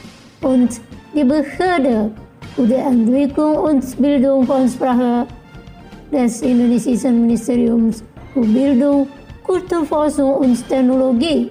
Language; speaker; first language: German; non-native, learner; Indonesian